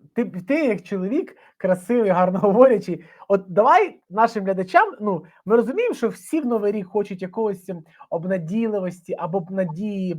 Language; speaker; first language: Ukrainian; native; Ukrainian